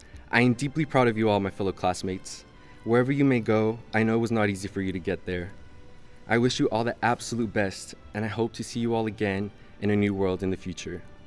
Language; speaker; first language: English; early bilingual, other home language; Spanish